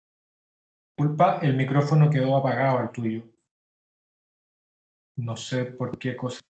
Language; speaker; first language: Spanish; native; Spanish